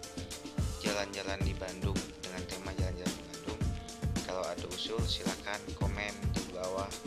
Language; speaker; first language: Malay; non-native, local second language; Minangkabau